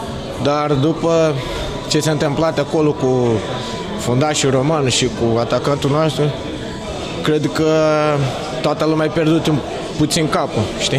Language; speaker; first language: Romanian; non-native, learner; Portuguese